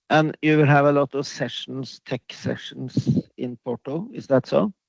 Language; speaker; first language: English; non-native, fluent; Norwegian